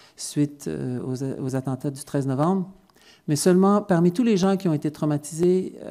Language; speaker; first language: French; native; French